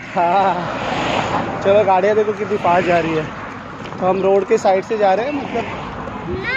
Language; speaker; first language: Hindi; non-native, local second language; Marathi